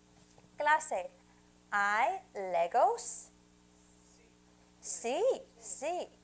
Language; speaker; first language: Spanish; non-native, fluent; English